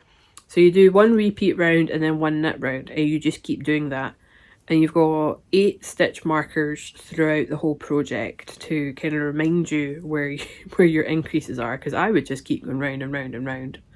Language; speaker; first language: English; native; English